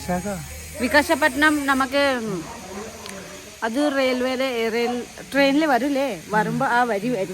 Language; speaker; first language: Malayalam; non-native, learner; Nepali